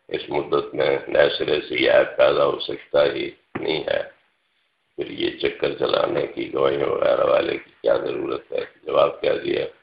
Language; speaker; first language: Urdu; non-native, local second language; Punjabi